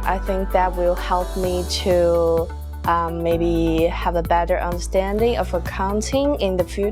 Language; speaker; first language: English; non-native, fluent; Chinese